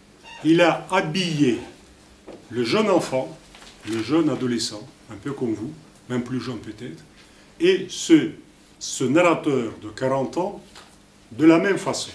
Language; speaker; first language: French; non-native, fluent; Russian